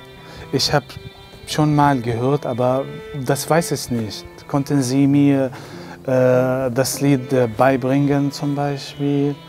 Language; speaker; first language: German; non-native, learner; Arabic